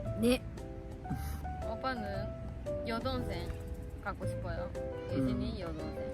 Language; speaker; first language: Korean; non-native, learner; Japanese